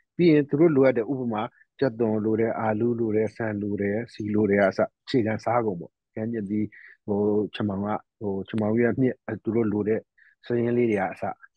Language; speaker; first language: Burmese; native; Burmese